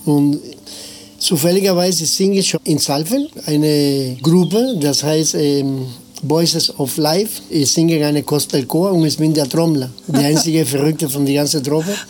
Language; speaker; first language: German; non-native, fluent; Spanish